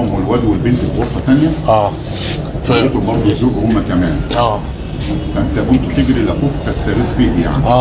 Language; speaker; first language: Arabic; native; Arabic